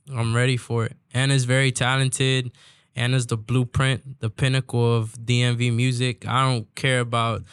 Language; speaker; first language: English; native; English